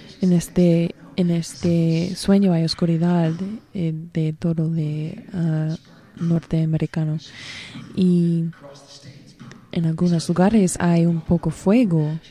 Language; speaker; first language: Spanish; non-native, learner; English